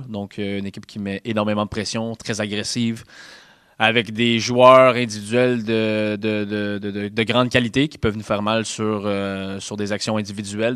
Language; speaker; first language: French; native; French